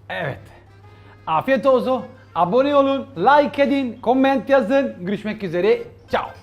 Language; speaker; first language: Turkish; non-native, learner; Italian